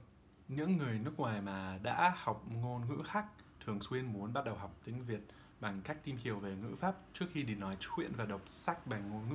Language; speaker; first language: Vietnamese; non-native, learner; English